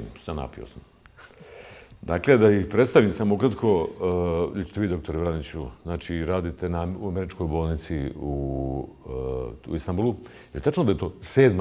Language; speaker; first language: Serbian; native; Serbian